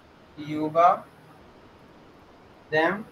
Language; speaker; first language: German; non-native, fluent; Urdu